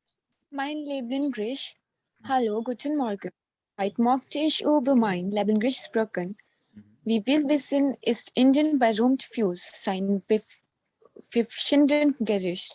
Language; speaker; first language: German; non-native, learner; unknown